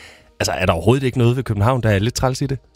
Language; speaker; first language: Danish; native; Danish